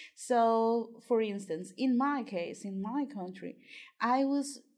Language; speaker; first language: English; non-native, fluent; Spanish